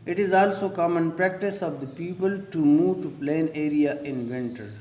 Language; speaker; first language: English; non-native, local second language; Urdu